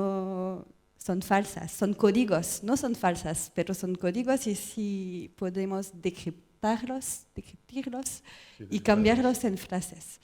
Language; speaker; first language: Spanish; non-native, learner; French